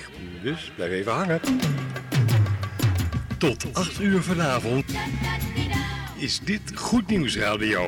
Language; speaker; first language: Dutch; native; Dutch